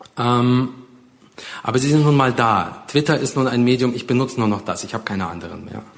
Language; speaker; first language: German; early bilingual, other home language; Russian